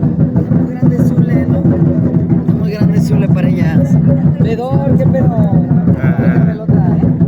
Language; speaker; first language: Spanish; native; Spanish